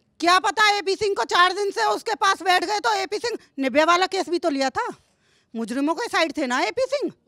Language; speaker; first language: Hindi; native; Hindi